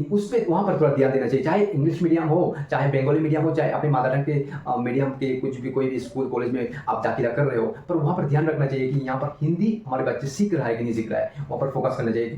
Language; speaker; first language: Hindi; non-native, local second language; Bangla